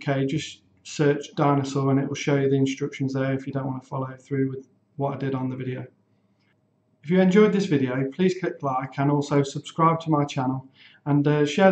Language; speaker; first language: English; native; English